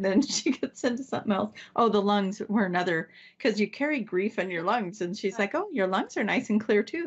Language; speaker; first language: English; native; English